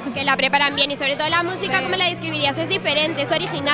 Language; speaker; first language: Spanish; native; Spanish